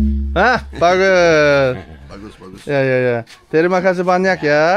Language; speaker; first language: Indonesian; non-native, learner; Turkish